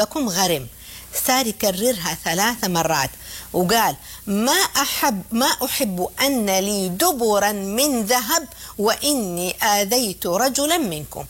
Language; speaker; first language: Arabic; native; Arabic